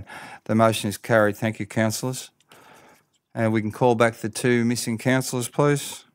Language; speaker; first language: English; native; English